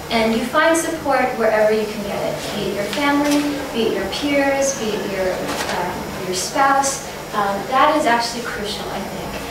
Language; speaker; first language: English; native; English